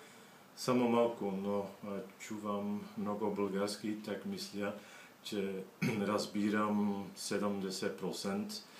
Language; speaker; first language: Bulgarian; non-native, learner; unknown